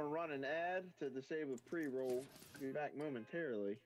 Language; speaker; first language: English; native; English